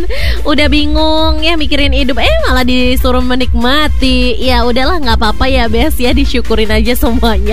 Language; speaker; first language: Indonesian; native; Indonesian